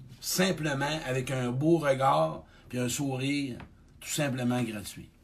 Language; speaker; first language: French; native; French